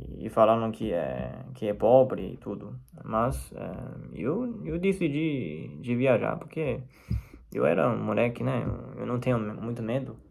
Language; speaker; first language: Portuguese; non-native, fluent; Chinese